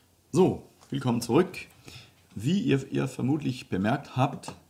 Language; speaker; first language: German; non-native, fluent; Danish